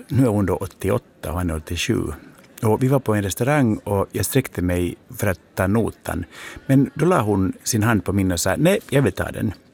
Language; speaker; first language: Swedish; native; Swedish